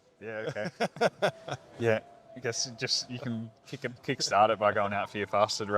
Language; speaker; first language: English; native; English